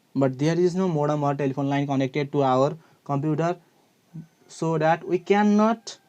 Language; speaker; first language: English; non-native, local second language; Nepali